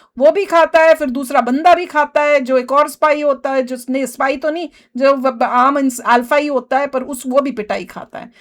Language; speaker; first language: Hindi; native; Hindi